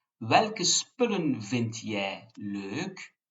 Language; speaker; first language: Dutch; non-native, fluent; Turkish